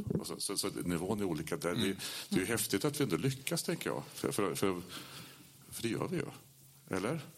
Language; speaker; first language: Swedish; native; Swedish